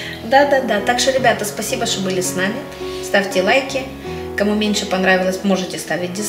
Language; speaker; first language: Russian; native; Russian